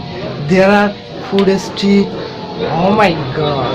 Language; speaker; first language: English; non-native, learner; Bangla